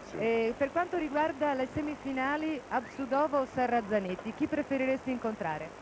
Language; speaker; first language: Italian; native; Italian